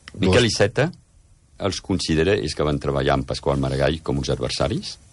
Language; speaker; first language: Catalan; early bilingual, heritage; Catalan